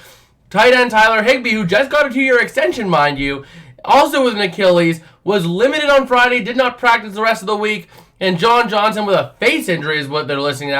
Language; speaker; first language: English; native; English